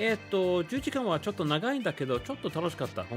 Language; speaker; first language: Japanese; non-native, learner; English